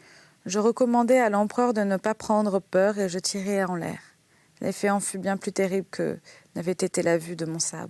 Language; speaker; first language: French; native; French